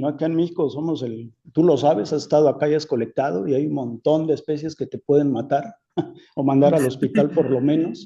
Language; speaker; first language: Spanish; native; Spanish